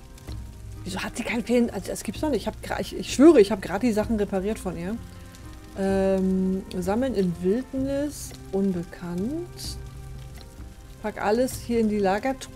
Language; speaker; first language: German; native; German